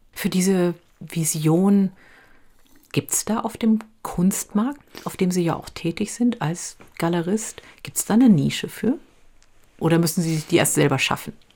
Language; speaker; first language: German; native; German